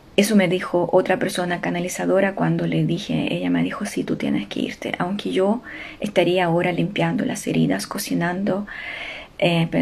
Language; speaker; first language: Spanish; non-native, fluent; Ukrainian